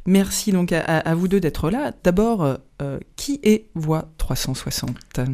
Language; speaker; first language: French; native; French